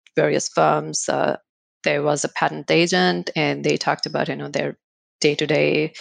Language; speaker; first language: English; non-native, local second language; Hindi